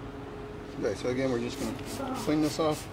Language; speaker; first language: English; native; English